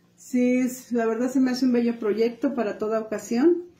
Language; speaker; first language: Spanish; native; Spanish